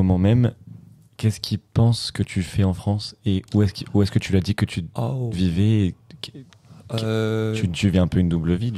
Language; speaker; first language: French; native; French